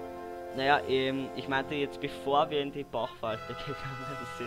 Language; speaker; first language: German; native; German